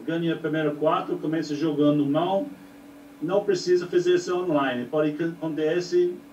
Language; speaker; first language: Portuguese; non-native, learner; English